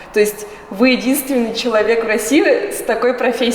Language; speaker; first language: Russian; native; Russian